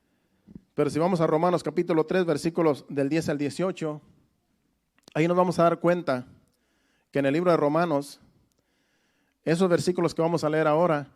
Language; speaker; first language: Spanish; native; Spanish